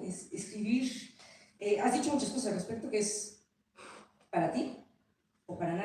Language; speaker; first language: Spanish; native; Spanish